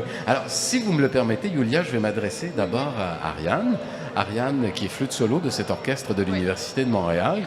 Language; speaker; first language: French; native; French